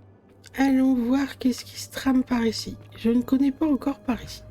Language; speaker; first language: French; native; French